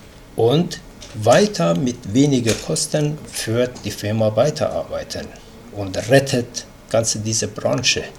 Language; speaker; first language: German; non-native, fluent; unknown